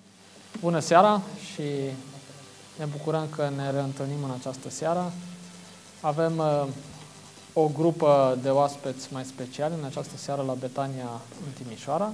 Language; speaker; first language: Romanian; native; Romanian